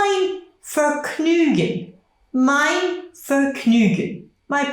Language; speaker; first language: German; non-native, fluent; English